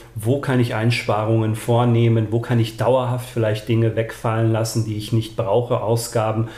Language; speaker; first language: German; early bilingual, other home language; Bosnian